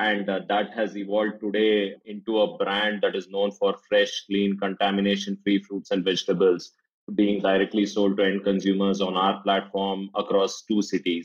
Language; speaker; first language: English; non-native, local second language; Kannada